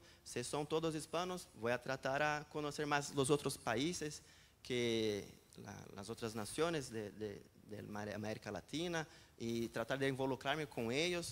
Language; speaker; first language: Spanish; non-native, fluent; Portuguese